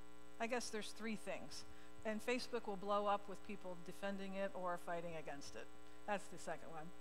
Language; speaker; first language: English; native; English